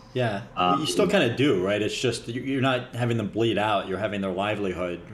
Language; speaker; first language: English; native; English